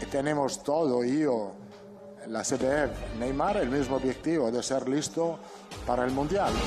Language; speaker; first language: Spanish; non-native, fluent; Italian